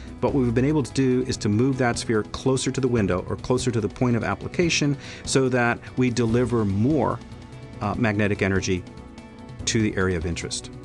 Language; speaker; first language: English; native; English